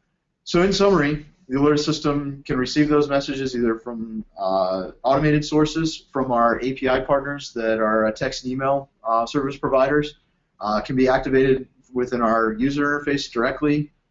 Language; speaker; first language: English; native; English